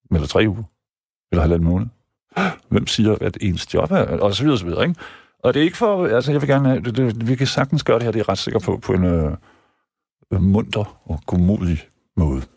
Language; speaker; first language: Danish; native; Danish